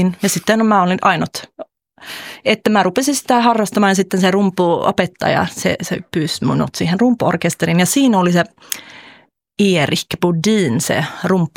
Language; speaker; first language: Finnish; early bilingual, heritage; Finnish